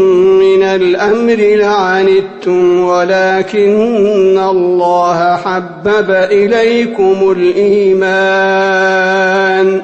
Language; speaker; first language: Arabic; native; Arabic